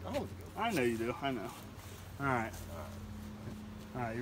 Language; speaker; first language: English; native; English